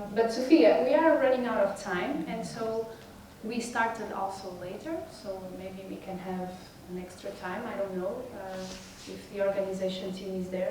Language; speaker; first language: English; non-native, fluent; Portuguese